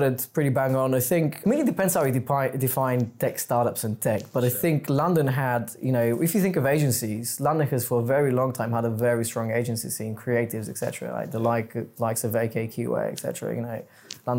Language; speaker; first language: English; non-native, fluent; Bulgarian